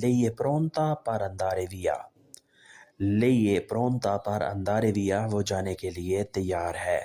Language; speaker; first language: Italian; non-native, learner; Urdu